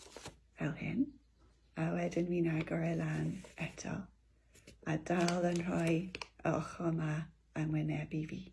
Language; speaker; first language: Welsh; non-native, local second language; English